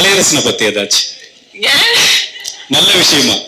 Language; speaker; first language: Tamil; native; Tamil